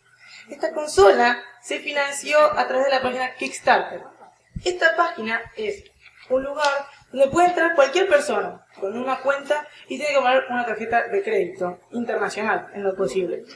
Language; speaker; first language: Spanish; native; Spanish